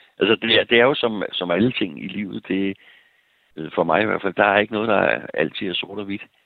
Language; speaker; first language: Danish; native; Danish